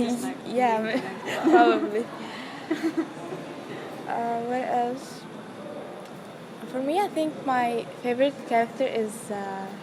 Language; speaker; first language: English; non-native, learner; Malay